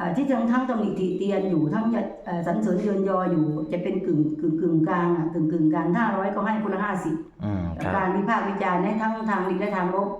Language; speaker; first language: Thai; non-native, local second language; Northeastern Thai